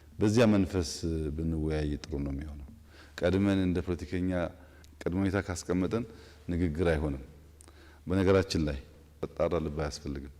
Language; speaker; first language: Amharic; native; Amharic